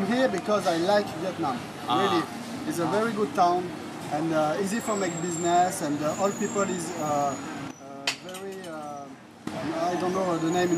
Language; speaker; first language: English; non-native, learner; French